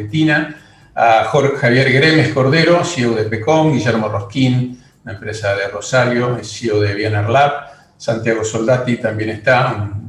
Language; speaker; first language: Spanish; native; Spanish